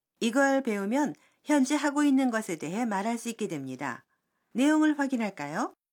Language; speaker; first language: Korean; native; Korean